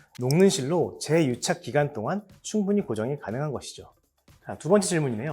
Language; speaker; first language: Korean; native; Korean